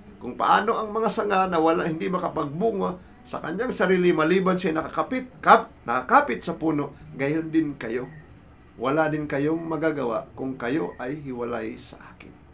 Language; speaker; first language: Filipino; non-native, local second language; Cebuano